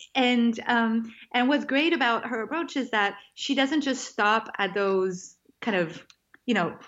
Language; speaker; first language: English; non-native, fluent; French